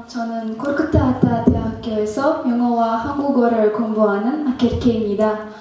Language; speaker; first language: Korean; non-native, fluent; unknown